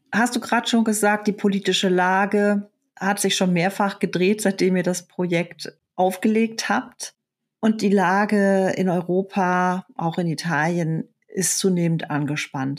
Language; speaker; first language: German; native; German